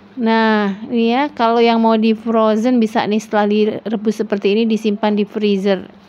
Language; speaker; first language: Indonesian; non-native, local second language; Javanese